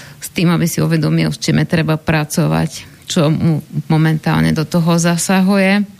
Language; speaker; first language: Slovak; non-native, fluent; Bulgarian